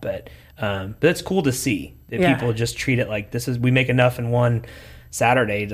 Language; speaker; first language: English; native; English